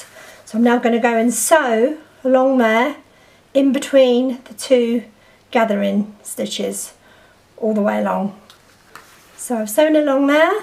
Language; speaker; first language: English; native; English